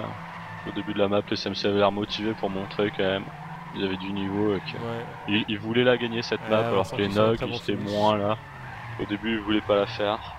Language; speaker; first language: French; native; French